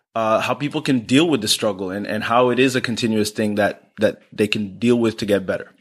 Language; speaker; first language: English; non-native, local second language; Kinyarwanda